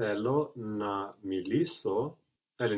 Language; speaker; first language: Greek; non-native, learner; English